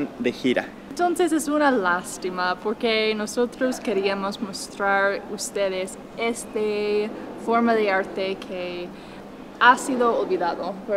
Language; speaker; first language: Spanish; non-native, fluent; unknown